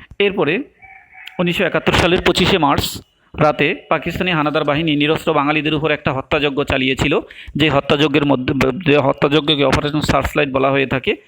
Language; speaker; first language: Bangla; native; Bangla